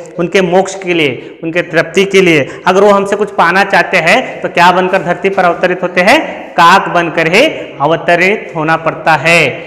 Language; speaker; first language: Hindi; non-native, local second language; Kannada